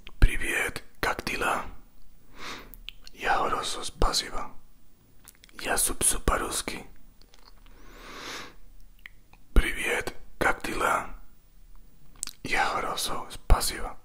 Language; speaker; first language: Russian; non-native, learner; Spanish